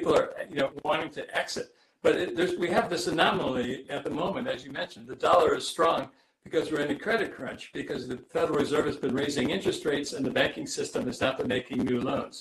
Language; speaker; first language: English; native; English